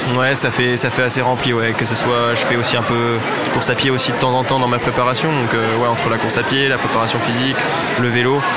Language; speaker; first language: French; native; French